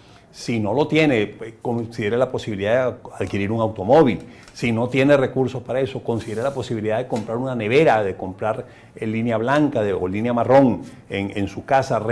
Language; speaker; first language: Spanish; native; Spanish